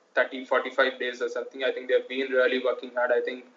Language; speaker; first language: English; non-native, local second language; Telugu